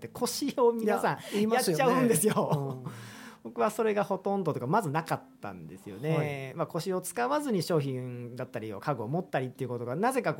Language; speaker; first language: Japanese; native; Japanese